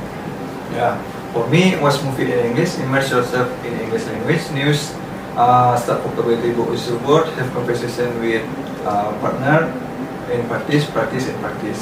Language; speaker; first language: English; non-native, learner; Indonesian